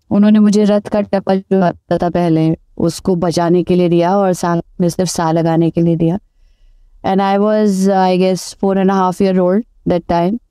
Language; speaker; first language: Hindi; native; Hindi